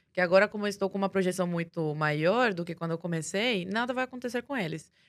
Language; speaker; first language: Portuguese; early bilingual, other home language; Spanish